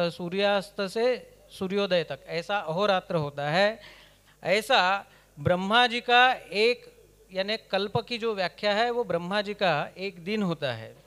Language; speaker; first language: Hindi; non-native, local second language; Kannada